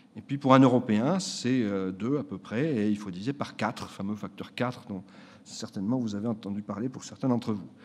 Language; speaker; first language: French; native; French